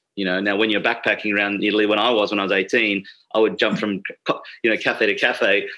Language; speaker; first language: English; native; English